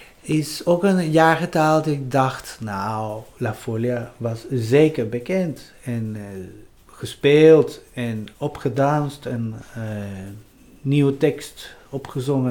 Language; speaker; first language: Dutch; non-native, fluent; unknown